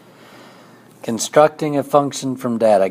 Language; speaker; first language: English; native; English